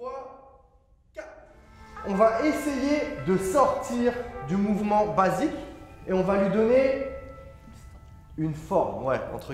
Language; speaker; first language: French; native; French